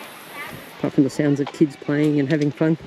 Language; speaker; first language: English; native; English